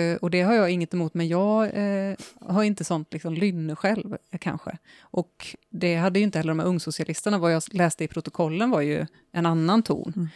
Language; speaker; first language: Swedish; native; Swedish